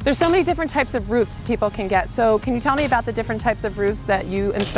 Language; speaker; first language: English; native; English